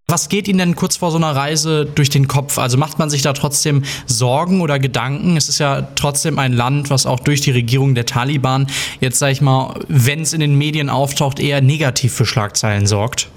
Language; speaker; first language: German; native; German